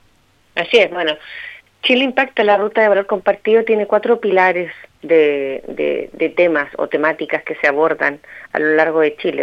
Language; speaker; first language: Spanish; native; Spanish